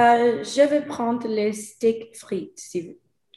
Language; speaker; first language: French; non-native, learner; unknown